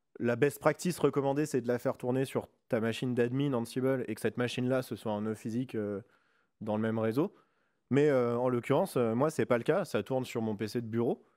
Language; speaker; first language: French; native; French